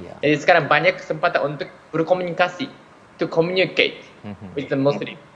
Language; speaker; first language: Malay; non-native, fluent; Japanese